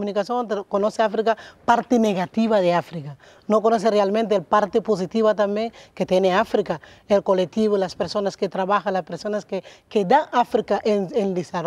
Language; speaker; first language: Spanish; non-native, learner; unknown